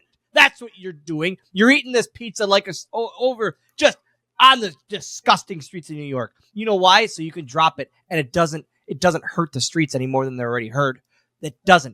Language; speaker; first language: English; native; English